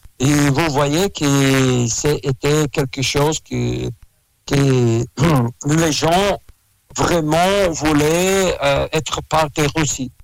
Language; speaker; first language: French; non-native, learner; Russian